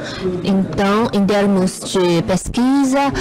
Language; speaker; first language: Portuguese; non-native, fluent; Chinese